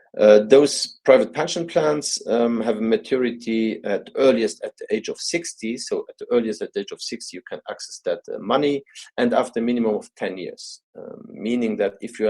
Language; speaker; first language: English; non-native, fluent; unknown